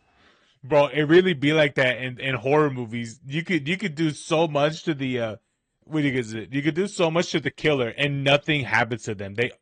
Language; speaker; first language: English; native; English